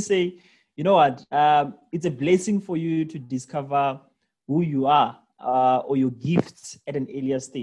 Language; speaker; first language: English; non-native, local second language; Venda